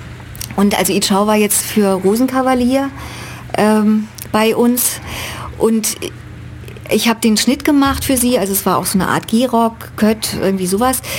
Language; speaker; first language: German; native; German